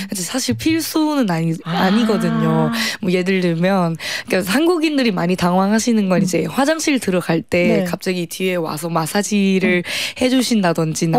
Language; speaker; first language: Korean; non-native, fluent; Thai